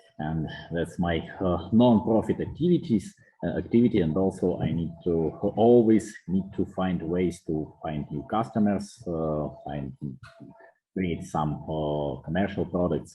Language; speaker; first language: English; non-native, fluent; Russian